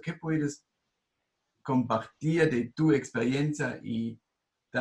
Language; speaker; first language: Spanish; non-native, fluent; German